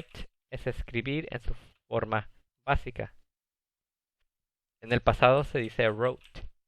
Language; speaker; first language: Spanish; early bilingual, other home language; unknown